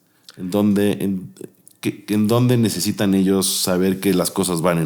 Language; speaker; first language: Spanish; native; Spanish